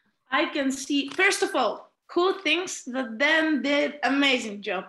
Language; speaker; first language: English; non-native, fluent; Latvian